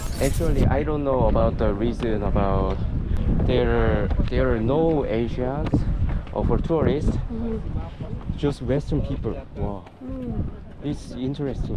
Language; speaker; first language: English; non-native, learner; Korean